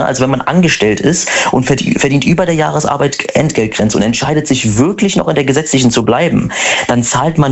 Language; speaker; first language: German; native; German